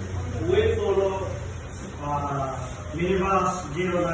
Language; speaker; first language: English; non-native, learner; Tetum